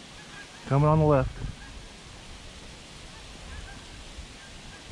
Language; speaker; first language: English; native; English